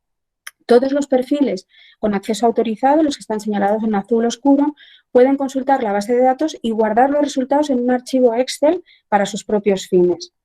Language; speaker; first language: Spanish; native; Spanish